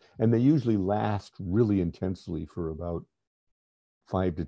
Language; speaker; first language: English; native; English